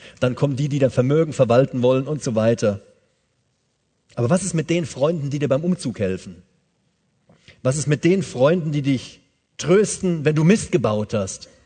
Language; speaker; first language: German; native; German